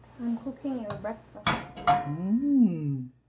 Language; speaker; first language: English; non-native, local second language; Cebuano